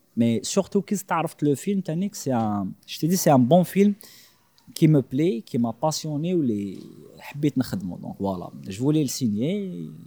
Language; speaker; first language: French; non-native, local second language; Arabic